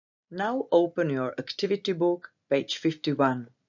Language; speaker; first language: English; non-native, fluent; Czech